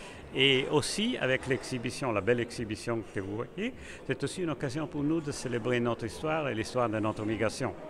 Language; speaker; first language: French; non-native, fluent; Italian